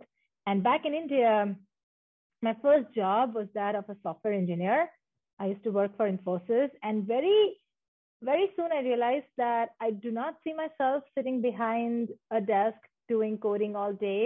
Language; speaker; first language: English; non-native, local second language; Hindi